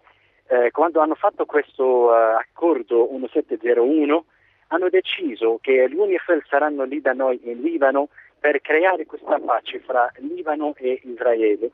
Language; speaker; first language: Italian; non-native, fluent; Arabic